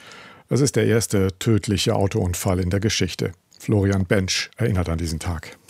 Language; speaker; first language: German; native; German